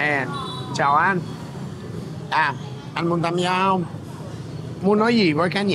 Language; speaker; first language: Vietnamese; non-native, fluent; English